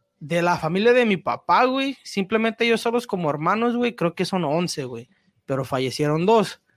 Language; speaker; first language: Spanish; early bilingual, heritage; Spanish